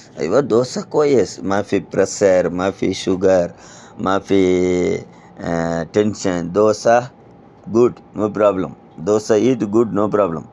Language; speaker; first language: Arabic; non-native, learner; Tamil